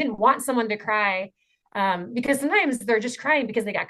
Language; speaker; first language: English; native; English